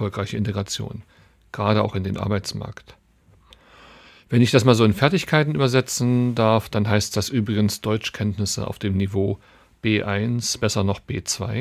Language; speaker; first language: German; native; German